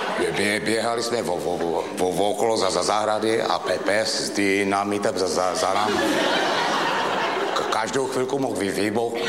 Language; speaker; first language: Czech; native; Czech